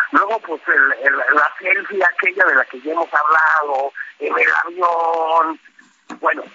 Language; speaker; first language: Spanish; native; Spanish